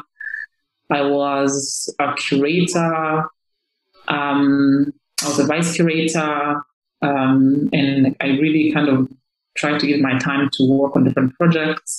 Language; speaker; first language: English; non-native, local second language; Kinyarwanda